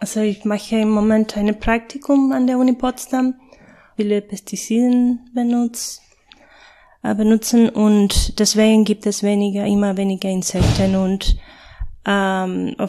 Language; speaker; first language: German; non-native, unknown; Spanish